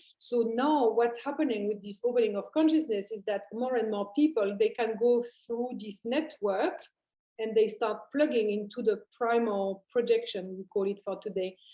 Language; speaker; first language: English; non-native, fluent; French